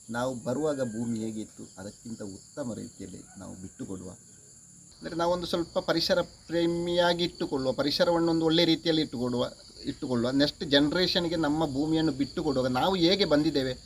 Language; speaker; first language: Kannada; native; Kannada